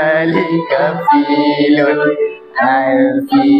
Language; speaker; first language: Arabic; non-native, learner; Malay